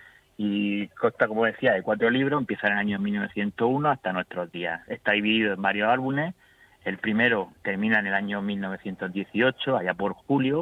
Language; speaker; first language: Spanish; native; Spanish